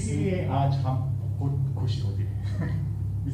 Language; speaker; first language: Hindi; non-native, fluent; English